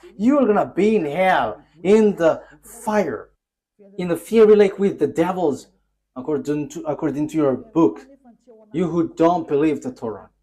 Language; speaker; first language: English; non-native, fluent; Malagasy